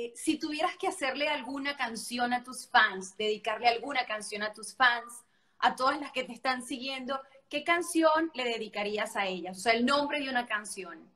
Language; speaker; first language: Spanish; native; Spanish